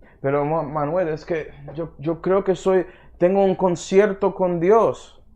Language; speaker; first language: Spanish; early bilingual, heritage; Spanish